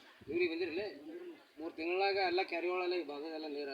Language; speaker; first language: Kannada; native; Kannada